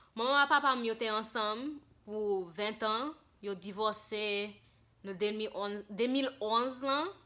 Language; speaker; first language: Haitian Creole; early bilingual, heritage; Haitian Creole